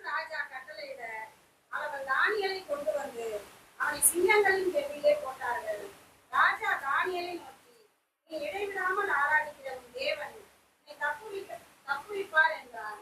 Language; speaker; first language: Tamil; native; Tamil